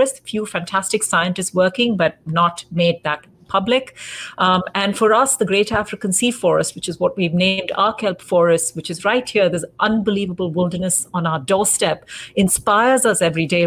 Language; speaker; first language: English; native; English